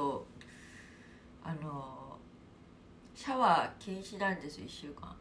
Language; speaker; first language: Japanese; native; Japanese